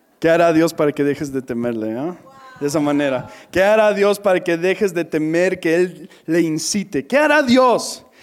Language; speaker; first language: Spanish; non-native, fluent; English